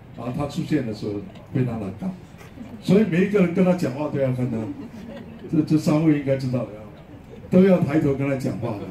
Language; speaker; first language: Chinese; native; Chinese